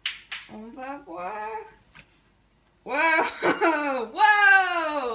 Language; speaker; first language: French; non-native, learner; English